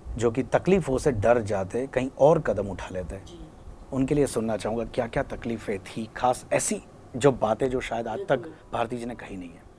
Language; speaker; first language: Hindi; non-native, local second language; Gujarati